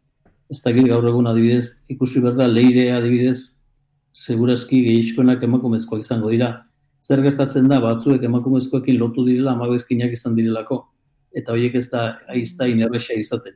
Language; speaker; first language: Basque; native; Basque